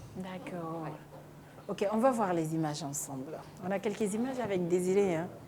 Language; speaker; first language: French; non-native, local second language; Bambara